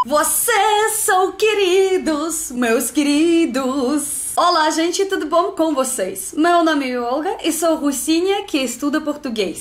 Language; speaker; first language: Portuguese; non-native, learner; Russian